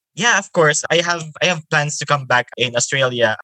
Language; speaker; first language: English; non-native, local second language; Filipino